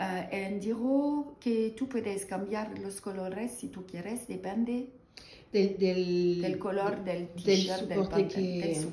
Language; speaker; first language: Spanish; non-native, learner; French